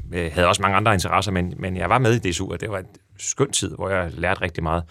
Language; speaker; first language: Danish; native; Danish